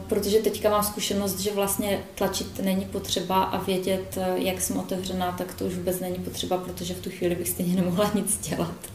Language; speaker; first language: Czech; native; Czech